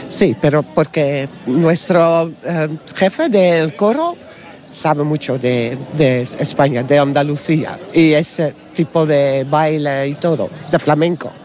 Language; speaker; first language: Spanish; non-native, learner; Dutch